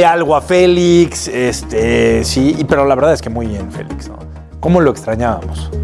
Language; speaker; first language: Spanish; native; Spanish